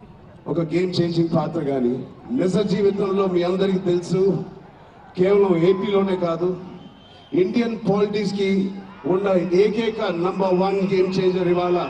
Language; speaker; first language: Telugu; native; Telugu